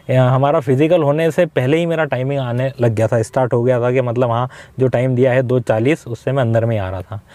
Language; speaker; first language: Hindi; native; Hindi